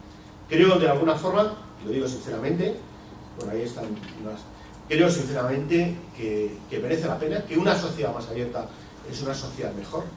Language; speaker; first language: Spanish; native; Spanish